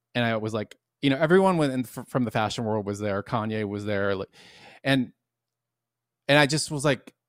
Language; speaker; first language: English; native; English